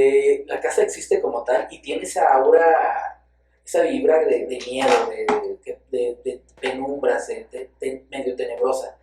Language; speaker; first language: Spanish; native; Spanish